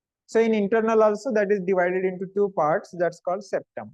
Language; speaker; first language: English; non-native, local second language; Telugu